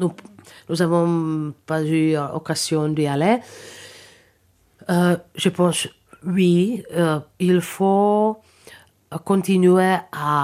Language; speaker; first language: French; non-native, fluent; Czech